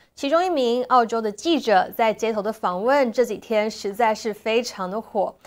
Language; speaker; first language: Chinese; native; Chinese